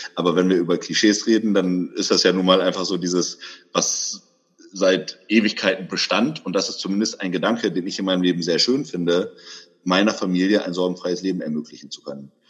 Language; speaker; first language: German; native; German